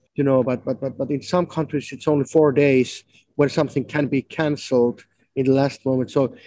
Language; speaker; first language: English; non-native, fluent; Finnish